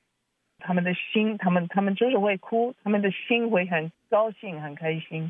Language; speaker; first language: Chinese; early bilingual, heritage; Chinese